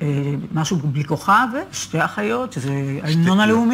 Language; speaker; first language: Hebrew; native; Hebrew